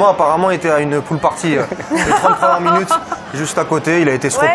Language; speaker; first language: French; native; French